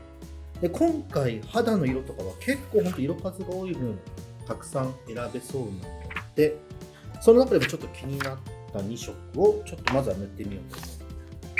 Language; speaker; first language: Japanese; native; Japanese